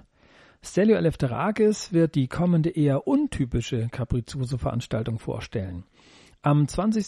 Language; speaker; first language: German; native; German